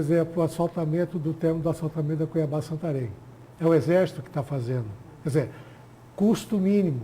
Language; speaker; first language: Portuguese; native; Portuguese